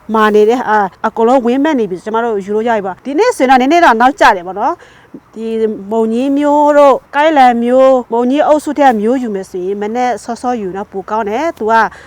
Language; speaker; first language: Burmese; non-native, local second language; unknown